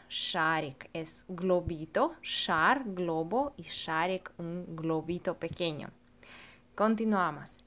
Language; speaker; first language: Spanish; non-native, fluent; Russian